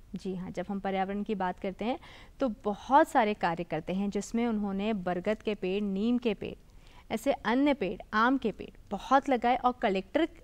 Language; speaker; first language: Hindi; native; Hindi